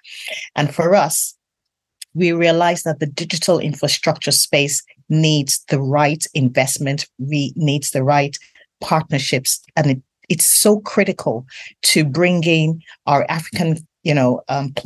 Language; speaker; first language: English; non-native, local second language; Yoruba